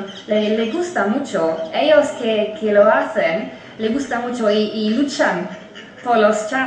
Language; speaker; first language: Spanish; non-native, fluent; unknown